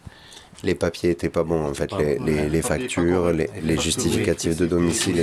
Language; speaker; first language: French; native; French